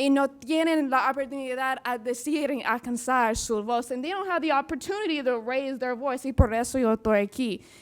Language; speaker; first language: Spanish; non-native, learner; English